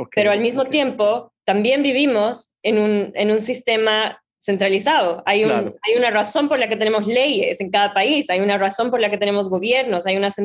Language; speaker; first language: Spanish; native; Spanish